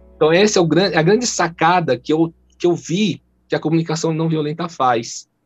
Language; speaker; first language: Portuguese; early bilingual, other home language; Chinese